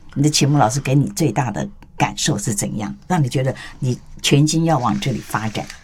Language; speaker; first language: Chinese; native; Chinese